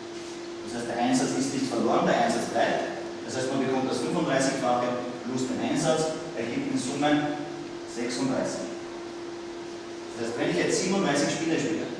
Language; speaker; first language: German; native; German